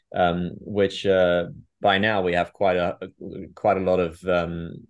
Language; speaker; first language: English; non-native, fluent; Dutch